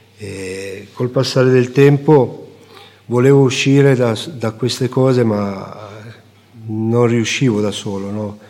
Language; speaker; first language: Italian; native; Italian